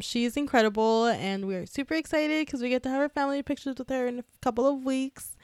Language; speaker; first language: English; early bilingual, other home language; Spanish